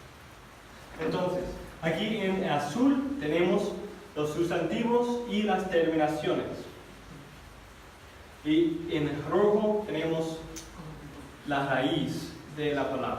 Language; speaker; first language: Spanish; non-native, fluent; English